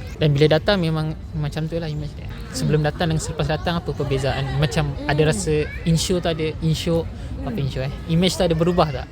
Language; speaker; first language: Malay; native; Malay